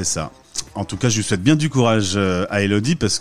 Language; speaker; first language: French; native; French